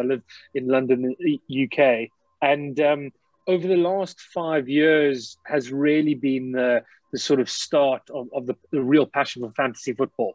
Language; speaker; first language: English; native; English